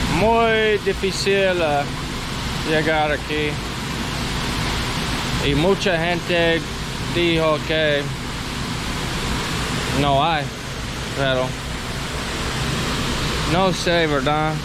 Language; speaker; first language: Spanish; non-native, learner; English